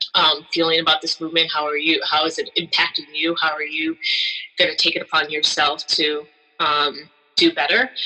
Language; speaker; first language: English; native; English